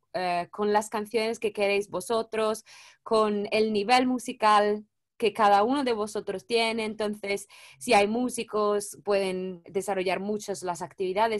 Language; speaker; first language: Spanish; non-native, fluent; Italian